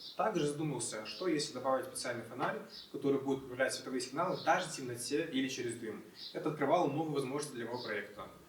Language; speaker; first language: Russian; native; Russian